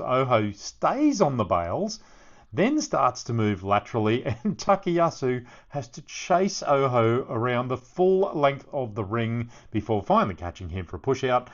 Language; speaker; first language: English; native; English